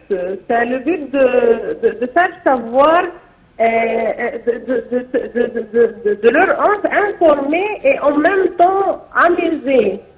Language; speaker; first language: French; non-native, fluent; Arabic